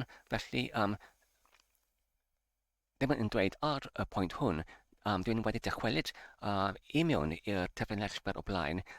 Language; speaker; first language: Welsh; non-native, learner; English